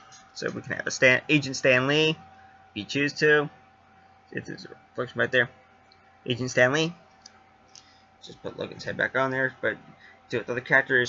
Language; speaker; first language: English; native; English